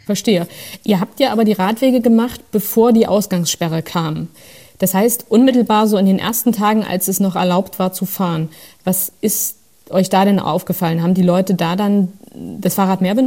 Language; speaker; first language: German; native; German